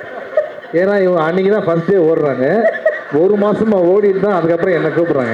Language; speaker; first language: Tamil; native; Tamil